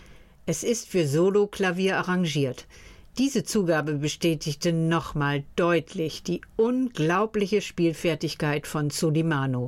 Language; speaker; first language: German; native; German